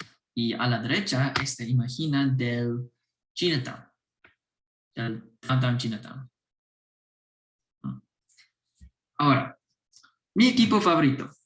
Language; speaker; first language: Spanish; non-native, learner; English